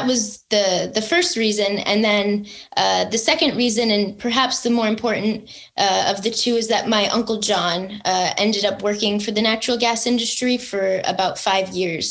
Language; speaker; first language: English; native; English